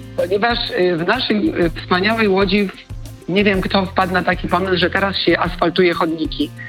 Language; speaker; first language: Polish; native; Polish